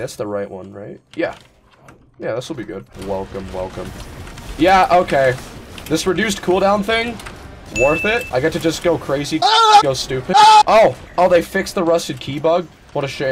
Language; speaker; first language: English; native; English